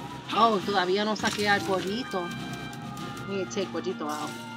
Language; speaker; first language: Spanish; early bilingual, other home language; English